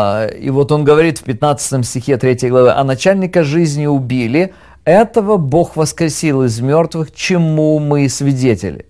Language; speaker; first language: Russian; native; Russian